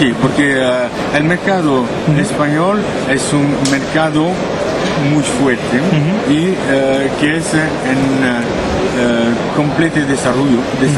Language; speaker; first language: Spanish; non-native, learner; French